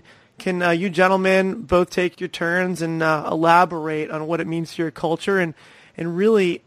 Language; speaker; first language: English; native; English